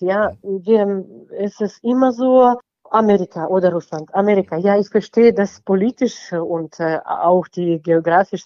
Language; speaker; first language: German; non-native, fluent; Ukrainian